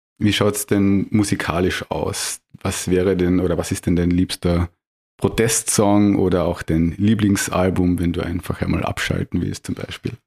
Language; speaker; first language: German; native; German